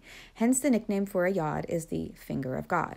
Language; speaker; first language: English; native; English